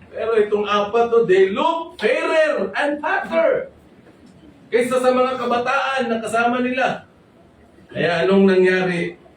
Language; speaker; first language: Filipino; non-native, local second language; Cebuano